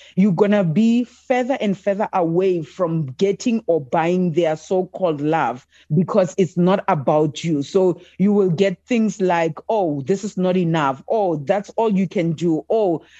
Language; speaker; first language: English; non-native, local second language; Southern Sotho